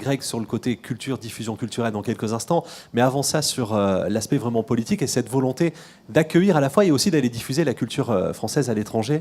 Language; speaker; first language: French; native; French